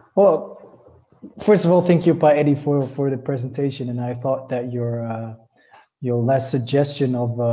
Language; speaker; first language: English; non-native, fluent; Dutch